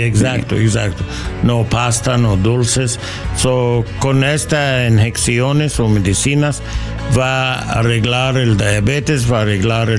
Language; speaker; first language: Spanish; non-native, learner; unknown